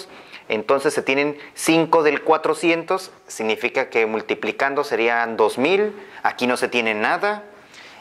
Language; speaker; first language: Spanish; native; Spanish